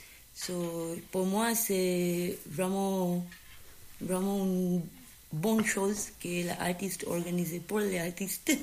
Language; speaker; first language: French; non-native, learner; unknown